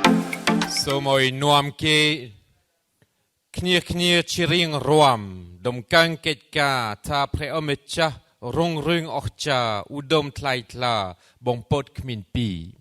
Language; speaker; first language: Khmer; non-native, fluent; French